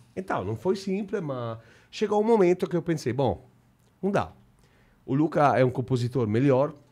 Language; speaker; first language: Portuguese; non-native, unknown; Italian